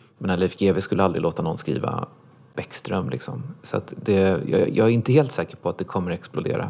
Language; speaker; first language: Swedish; native; Swedish